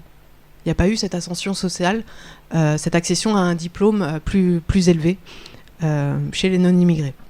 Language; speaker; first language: French; native; French